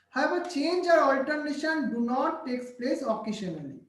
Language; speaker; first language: English; non-native, local second language; Bangla